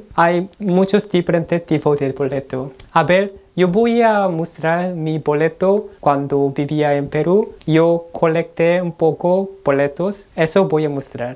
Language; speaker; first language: Spanish; non-native, learner; Korean